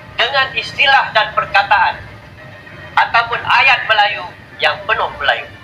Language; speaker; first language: Malay; native; Malay